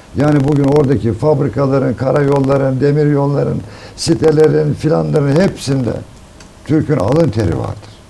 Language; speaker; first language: Turkish; native; Turkish